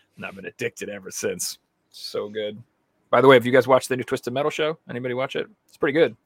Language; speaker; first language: English; native; English